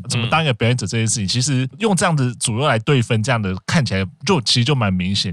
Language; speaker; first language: Chinese; native; Chinese